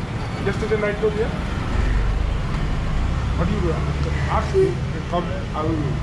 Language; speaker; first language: English; non-native, learner; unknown